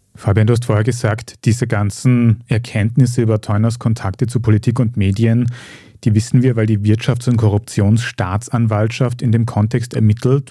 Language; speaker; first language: German; native; German